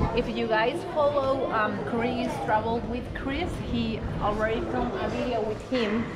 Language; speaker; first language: English; non-native, fluent; Spanish